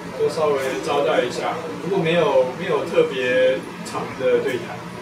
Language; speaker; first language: Chinese; native; Chinese